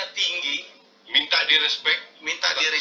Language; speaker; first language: Indonesian; native; Indonesian